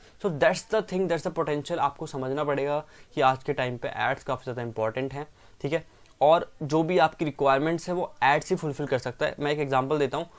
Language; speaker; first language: Hindi; native; Hindi